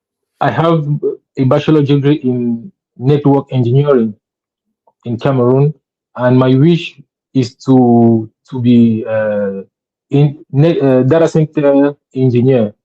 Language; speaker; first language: English; non-native, learner; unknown